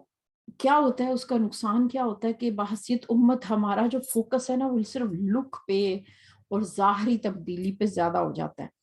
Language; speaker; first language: Urdu; native; Urdu